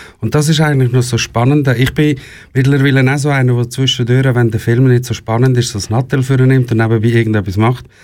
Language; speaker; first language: German; native; German